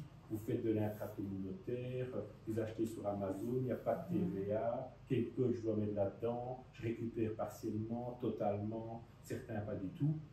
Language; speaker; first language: French; native; French